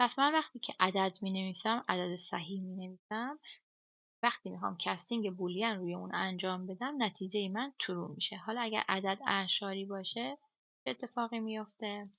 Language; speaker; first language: Persian; native; Persian